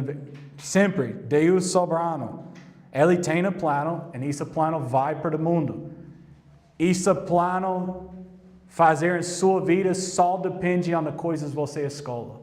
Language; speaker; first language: Portuguese; non-native, learner; English